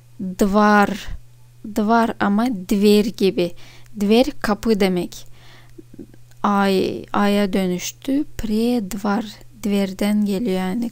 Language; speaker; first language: Turkish; non-native, fluent; Russian